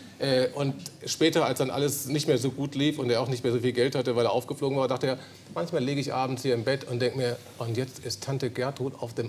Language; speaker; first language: German; native; German